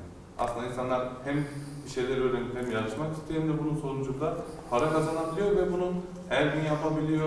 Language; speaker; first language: Turkish; native; Turkish